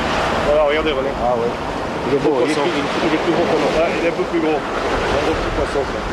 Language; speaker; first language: French; native; French